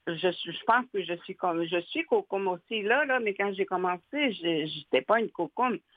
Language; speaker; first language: French; native; French